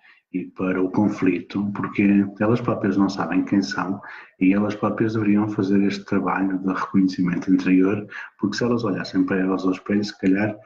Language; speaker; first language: Portuguese; native; Portuguese